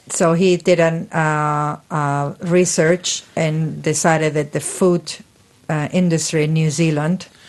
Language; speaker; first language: English; non-native, fluent; Spanish